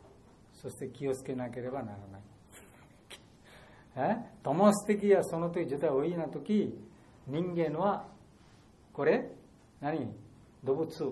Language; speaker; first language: Japanese; non-native, learner; Bangla